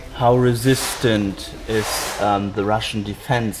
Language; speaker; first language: English; non-native, fluent; German